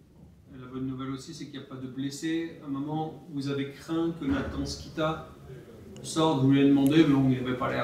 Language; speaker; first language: French; native; French